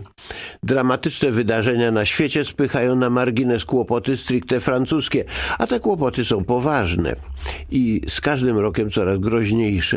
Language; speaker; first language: Polish; native; Polish